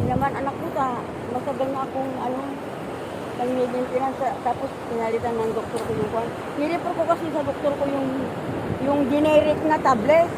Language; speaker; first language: Filipino; non-native, local second language; Pangasinan